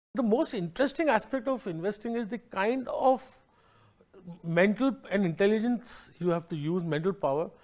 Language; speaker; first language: English; non-native, local second language; Hindi